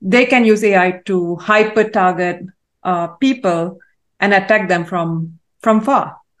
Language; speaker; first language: English; non-native, local second language; Tamil